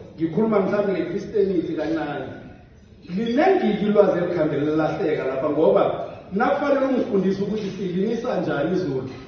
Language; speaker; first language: Zulu; non-native, local second language; South Ndebele